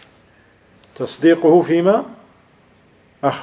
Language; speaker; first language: Arabic; non-native, fluent; English